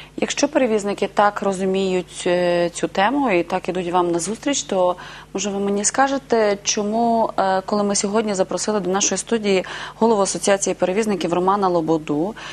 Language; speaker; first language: Ukrainian; native; Ukrainian